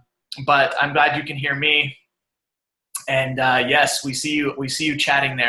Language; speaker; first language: English; native; English